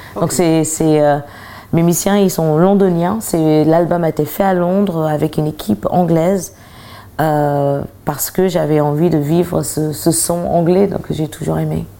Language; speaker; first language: French; early bilingual, other home language; English